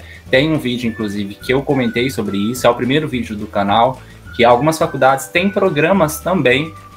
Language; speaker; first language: Portuguese; native; Portuguese